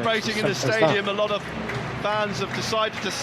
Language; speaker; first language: English; native; English